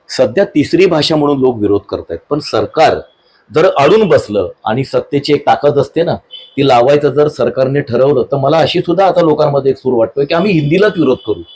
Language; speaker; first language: Marathi; native; Marathi